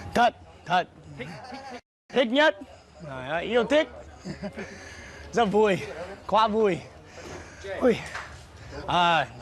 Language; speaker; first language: Vietnamese; non-native, learner; English